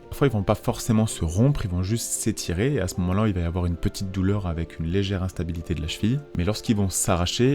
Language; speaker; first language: French; native; French